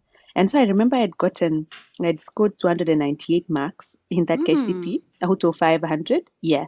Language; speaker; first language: English; non-native, local second language; Kalenjin